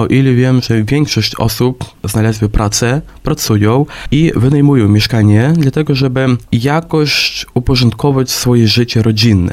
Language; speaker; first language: Polish; non-native, fluent; Ukrainian